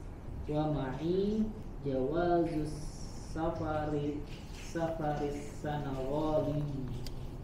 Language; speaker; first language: Arabic; non-native, learner; Indonesian